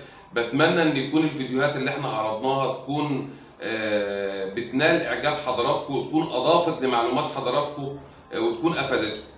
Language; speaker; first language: Arabic; native; Arabic